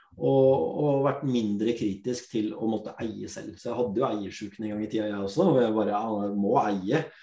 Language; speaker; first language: Norwegian; early bilingual, other home language; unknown